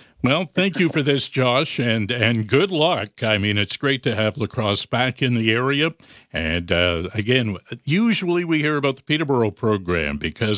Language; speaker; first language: English; native; English